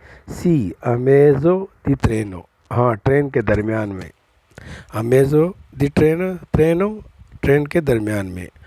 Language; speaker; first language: Italian; non-native, learner; Urdu